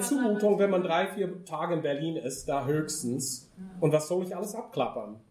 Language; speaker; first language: German; non-native, fluent; English